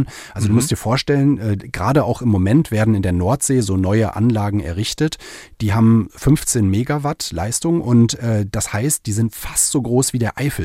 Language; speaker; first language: German; native; German